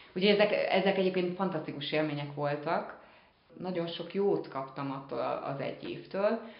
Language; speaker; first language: Hungarian; native; Hungarian